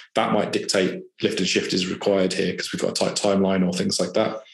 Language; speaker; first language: English; native; English